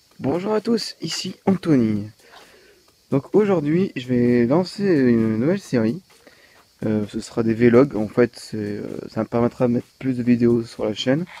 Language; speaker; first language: French; native; French